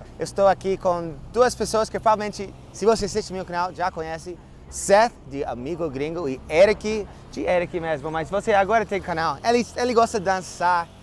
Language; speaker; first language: Portuguese; non-native, fluent; English